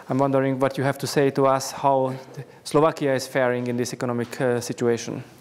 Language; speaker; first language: English; non-native, fluent; Hungarian